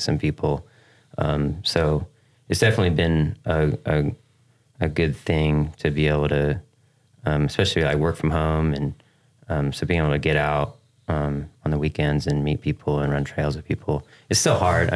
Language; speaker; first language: English; native; English